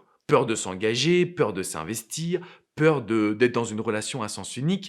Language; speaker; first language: French; native; French